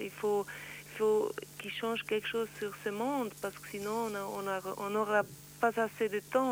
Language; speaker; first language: French; non-native, learner; Swiss German